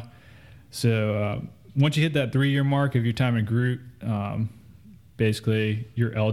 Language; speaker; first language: English; native; English